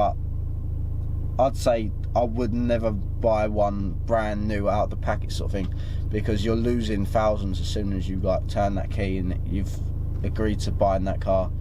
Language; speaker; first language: English; native; English